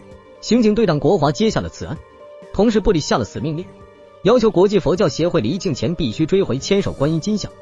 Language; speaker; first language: Chinese; native; Chinese